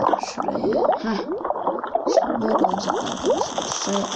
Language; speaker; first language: Turkish; native; Turkish